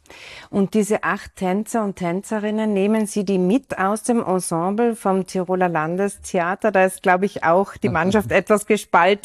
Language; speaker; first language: German; native; German